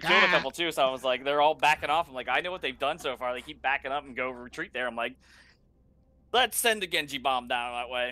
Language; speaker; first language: English; native; English